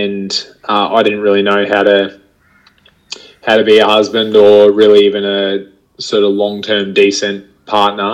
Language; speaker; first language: English; native; English